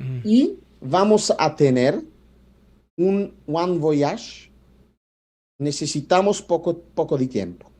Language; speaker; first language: Spanish; non-native, fluent; Italian